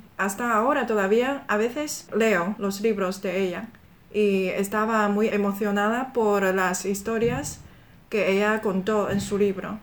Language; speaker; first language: Spanish; non-native, fluent; Chinese